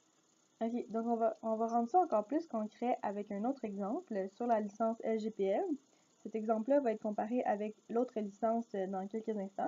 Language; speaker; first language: French; native; French